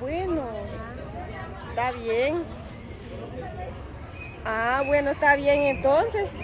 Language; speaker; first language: Spanish; native; Spanish